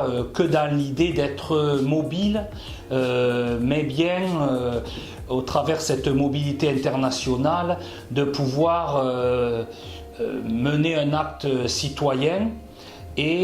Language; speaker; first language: French; native; French